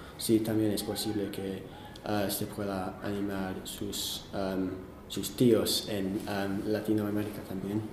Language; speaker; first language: Spanish; non-native, fluent; English